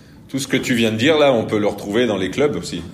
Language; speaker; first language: French; native; French